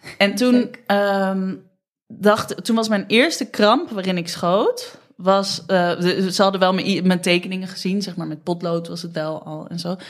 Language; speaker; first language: Dutch; native; Dutch